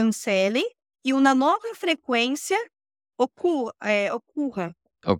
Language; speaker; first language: Spanish; non-native, learner; Portuguese